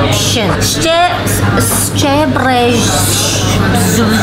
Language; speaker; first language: Polish; non-native, learner; Korean